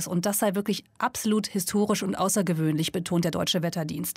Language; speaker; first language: German; native; German